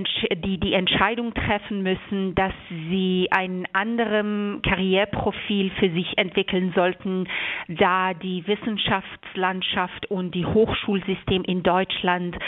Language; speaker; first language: German; non-native, fluent; Persian